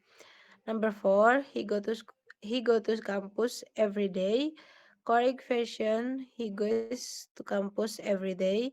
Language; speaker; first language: English; non-native, learner; Indonesian